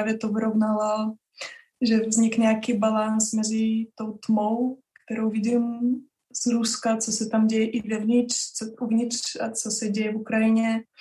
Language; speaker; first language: Czech; non-native, fluent; Russian